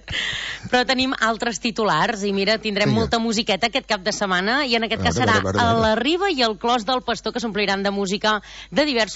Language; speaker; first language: Catalan; native; Catalan